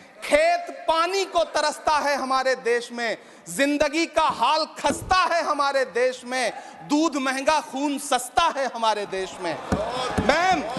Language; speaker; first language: Hindi; native; Hindi